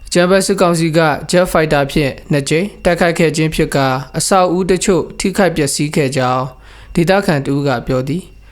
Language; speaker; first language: Burmese; non-native, local second language; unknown